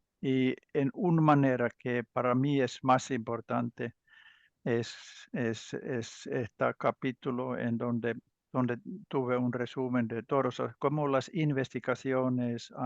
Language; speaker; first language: Spanish; non-native, learner; Finnish